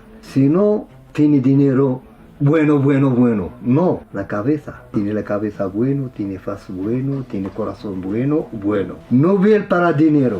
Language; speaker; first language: Spanish; non-native, learner; Arabic